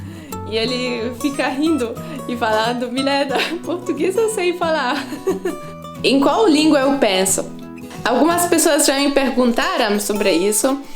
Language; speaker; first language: Portuguese; non-native, fluent; Polish